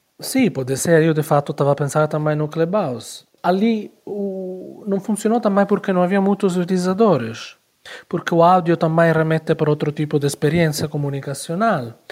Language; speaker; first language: Portuguese; non-native, fluent; Italian